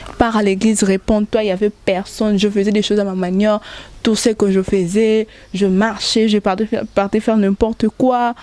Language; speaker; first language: French; non-native, local second language; Lingala